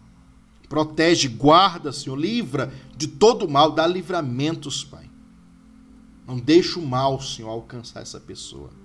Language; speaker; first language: Portuguese; native; Portuguese